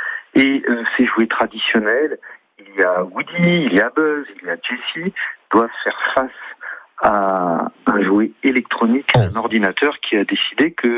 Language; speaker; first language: French; native; French